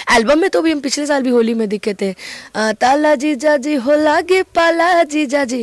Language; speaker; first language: Hindi; native; Hindi